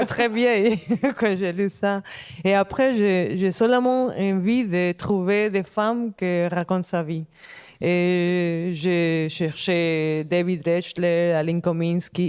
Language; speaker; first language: French; non-native, fluent; Spanish